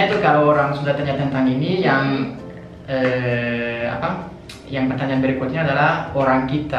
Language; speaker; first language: Indonesian; non-native, fluent; French